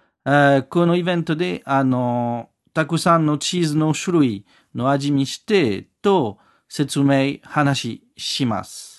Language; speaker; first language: Japanese; non-native, learner; French